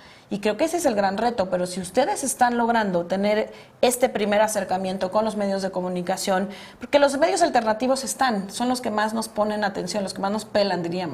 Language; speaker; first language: Spanish; native; Spanish